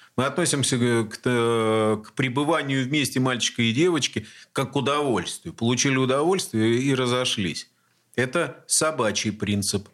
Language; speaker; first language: Russian; native; Russian